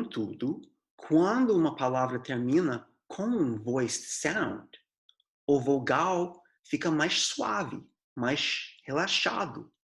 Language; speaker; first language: Portuguese; non-native, fluent; English